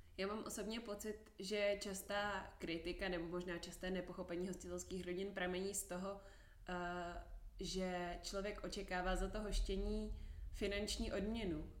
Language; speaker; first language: Czech; native; Czech